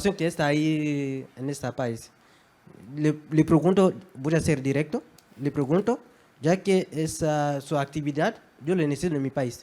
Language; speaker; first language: Spanish; non-native, fluent; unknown